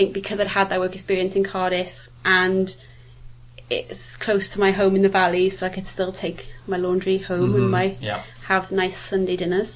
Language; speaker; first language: English; native; English